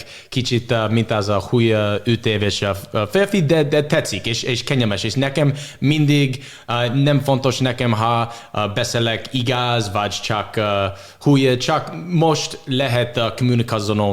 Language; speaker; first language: Hungarian; non-native, learner; English